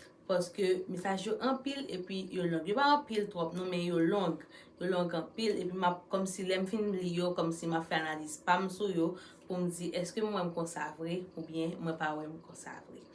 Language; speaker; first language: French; non-native, learner; Haitian Creole